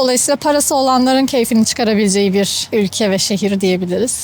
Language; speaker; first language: Turkish; native; Turkish